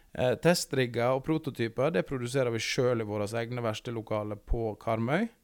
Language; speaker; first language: Norwegian; native; Norwegian